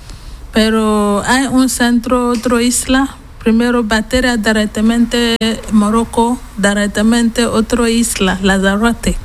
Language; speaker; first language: Spanish; non-native, learner; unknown